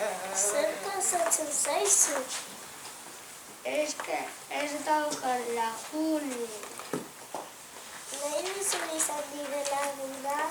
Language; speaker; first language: Basque; non-native, local second language; Spanish